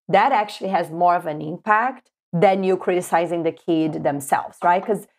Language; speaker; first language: English; non-native, fluent; Portuguese